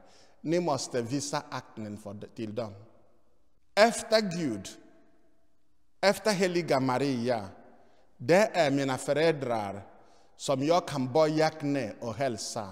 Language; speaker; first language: Swedish; non-native, fluent; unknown